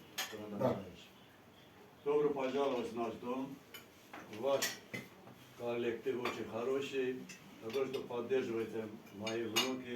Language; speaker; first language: Russian; non-native, learner; Azerbaijani